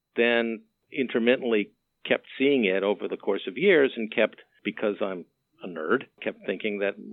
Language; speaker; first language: English; native; English